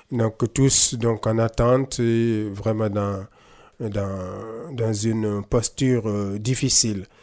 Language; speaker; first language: French; non-native, local second language; Mossi